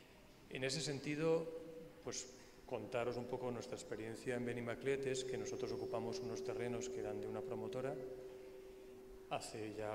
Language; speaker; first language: Spanish; native; Spanish